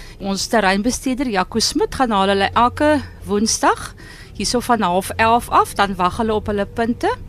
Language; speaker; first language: Afrikaans; native; Afrikaans